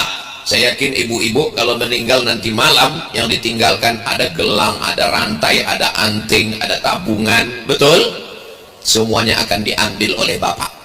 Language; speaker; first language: Indonesian; native; Indonesian